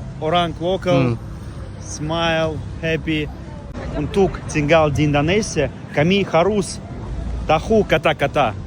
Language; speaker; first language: Indonesian; non-native, learner; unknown